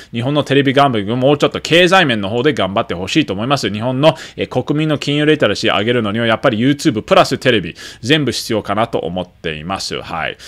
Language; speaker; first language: Japanese; early bilingual, other home language; English